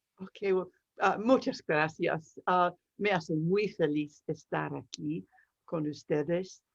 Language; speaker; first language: Spanish; non-native, learner; English